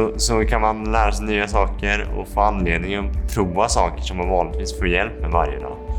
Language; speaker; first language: Swedish; native; Swedish